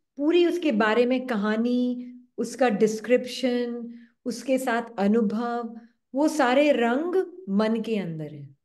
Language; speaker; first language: Hindi; native; Hindi